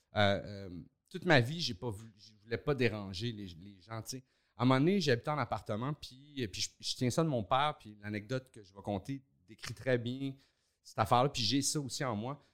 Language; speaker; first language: French; native; French